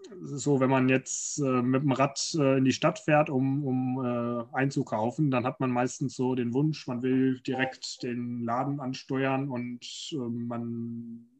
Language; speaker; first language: German; native; German